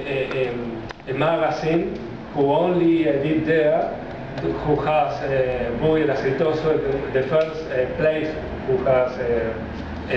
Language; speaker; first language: English; non-native, learner; Spanish